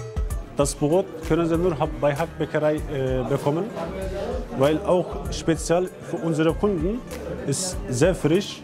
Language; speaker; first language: German; non-native, learner; Turkish